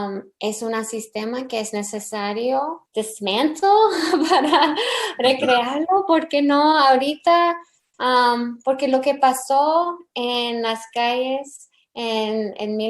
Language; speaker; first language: Spanish; early bilingual, heritage; English